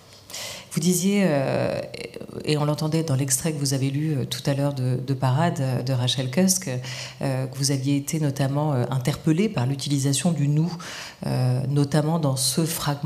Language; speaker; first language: French; native; French